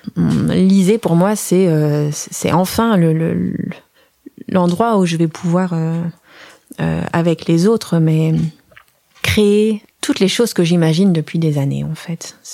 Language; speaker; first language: French; native; French